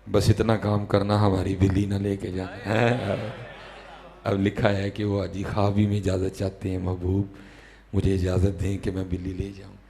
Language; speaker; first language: Urdu; non-native, local second language; Punjabi